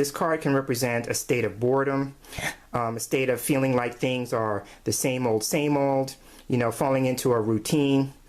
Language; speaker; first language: English; native; English